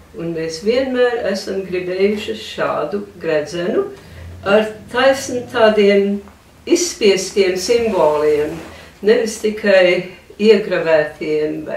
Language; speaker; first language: Latvian; early bilingual, heritage; Latvian